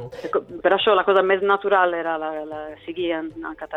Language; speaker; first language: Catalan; non-native, local second language; Italian